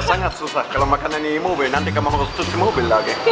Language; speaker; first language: Indonesian; non-native, fluent; German